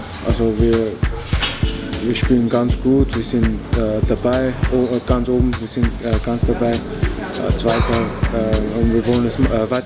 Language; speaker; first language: German; non-native, learner; English